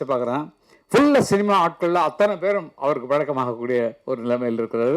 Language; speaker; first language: Tamil; native; Tamil